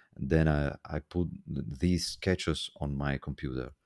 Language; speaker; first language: English; non-native, fluent; Italian